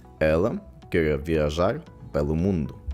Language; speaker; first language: Portuguese; non-native, fluent; Ukrainian